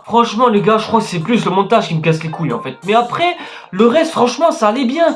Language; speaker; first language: French; native; French